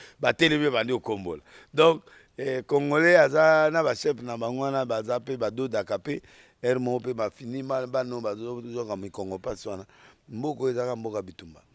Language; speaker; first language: Lingala; native; Lingala